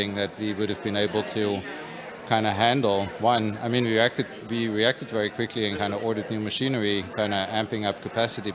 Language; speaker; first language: English; non-native, fluent; German